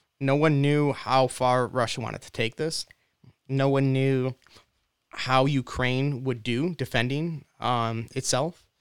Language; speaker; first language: English; native; English